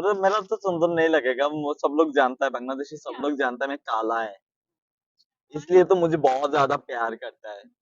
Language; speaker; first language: Hindi; non-native, learner; Bangla